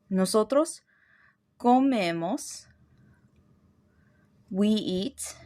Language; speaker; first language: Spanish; non-native, fluent; English